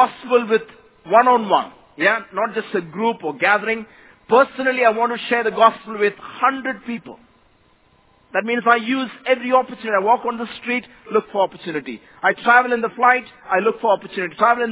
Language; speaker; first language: English; non-native, local second language; Malayalam